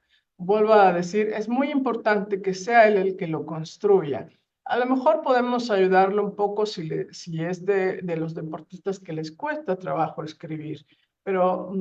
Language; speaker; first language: Spanish; native; Spanish